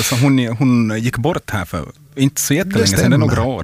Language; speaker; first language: Swedish; native; Swedish